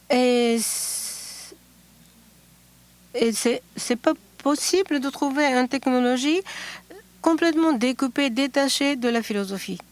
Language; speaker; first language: French; non-native, fluent; Japanese